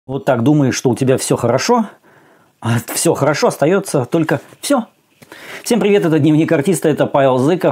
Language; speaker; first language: Russian; native; Russian